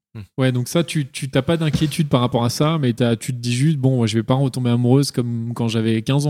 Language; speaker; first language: French; native; French